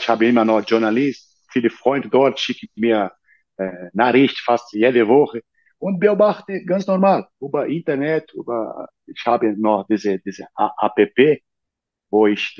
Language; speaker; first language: German; non-native, learner; Portuguese